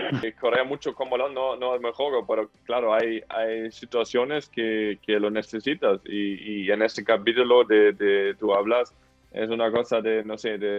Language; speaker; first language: Spanish; non-native, fluent; German